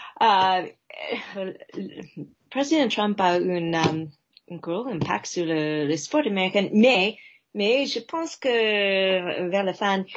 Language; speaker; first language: French; non-native, fluent; English